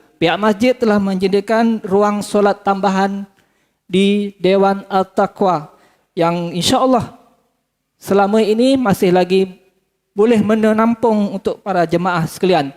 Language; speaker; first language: Malay; native; Malay